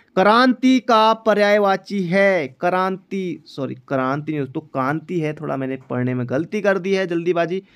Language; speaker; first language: Hindi; native; Hindi